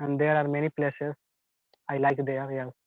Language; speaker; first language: English; non-native, learner; Hindi